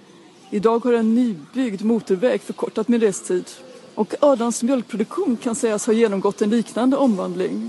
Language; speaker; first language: Swedish; native; Swedish